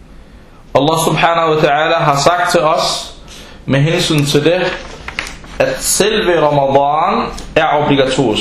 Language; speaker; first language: Danish; non-native, fluent; Arabic